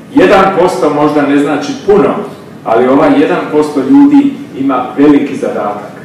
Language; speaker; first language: Croatian; native; Croatian